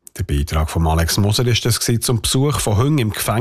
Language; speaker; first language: German; native; German